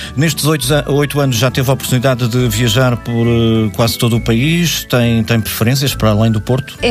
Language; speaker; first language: Portuguese; native; Portuguese